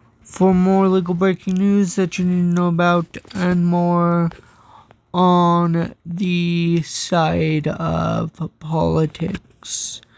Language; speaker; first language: English; native; English